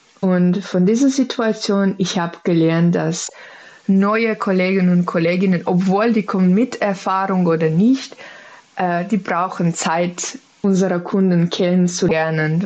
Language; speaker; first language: German; non-native, fluent; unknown